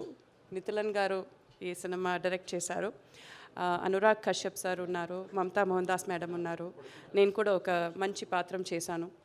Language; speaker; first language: Telugu; non-native, fluent; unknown